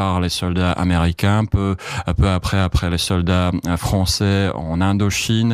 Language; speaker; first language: French; non-native, fluent; Czech